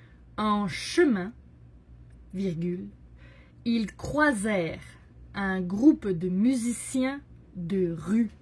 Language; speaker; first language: French; native; French